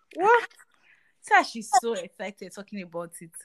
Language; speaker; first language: English; non-native, local second language; Yoruba